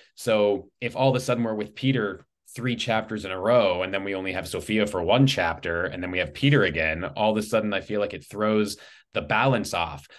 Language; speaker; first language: English; native; English